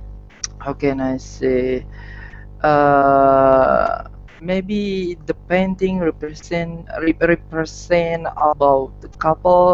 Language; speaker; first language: English; non-native, learner; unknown